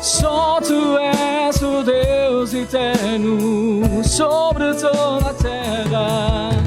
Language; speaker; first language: Portuguese; native; Portuguese